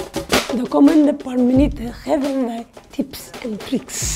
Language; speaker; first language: Dutch; non-native, learner; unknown